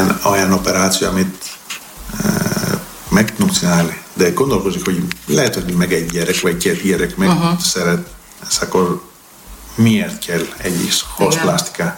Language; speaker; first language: Hungarian; non-native, fluent; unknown